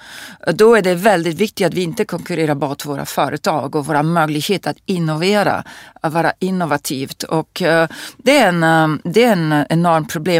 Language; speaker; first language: Swedish; non-native, fluent; Italian